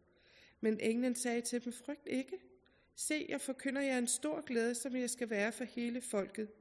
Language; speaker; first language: Danish; native; Danish